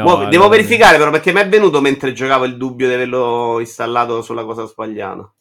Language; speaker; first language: Italian; native; Italian